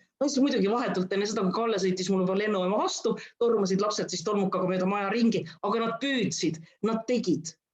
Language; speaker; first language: Estonian; non-native, local second language; Russian